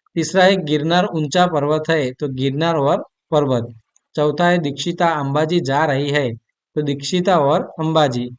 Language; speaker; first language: Hindi; non-native, local second language; Gujarati